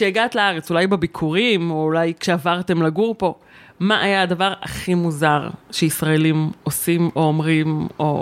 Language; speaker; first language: Hebrew; native; Hebrew